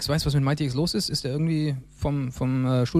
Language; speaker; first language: German; native; German